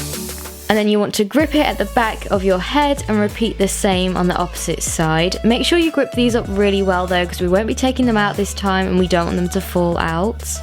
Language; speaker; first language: English; native; English